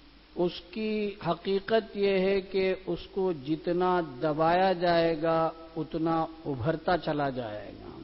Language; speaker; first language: Urdu; native; Urdu